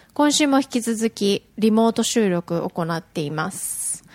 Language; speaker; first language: Japanese; native; Japanese